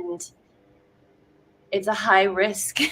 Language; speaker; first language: English; native; English